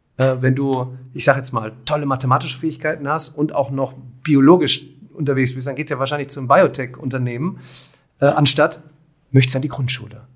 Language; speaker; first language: German; native; German